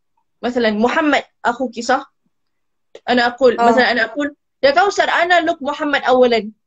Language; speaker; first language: Arabic; non-native, learner; Malay